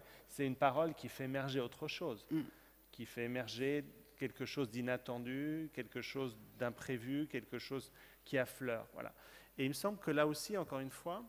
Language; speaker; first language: French; native; French